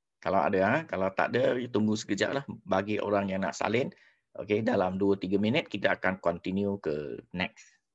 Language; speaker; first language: Malay; non-native, local second language; Chinese